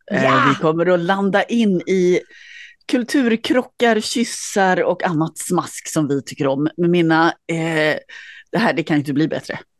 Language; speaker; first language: Swedish; native; Swedish